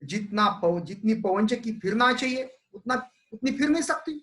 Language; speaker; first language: Hindi; non-native, local second language; Marathi